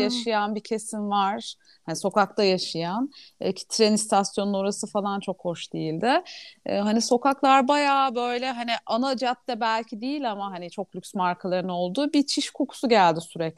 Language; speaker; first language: Turkish; native; Turkish